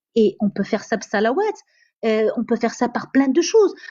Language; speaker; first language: French; non-native, local second language; Arabic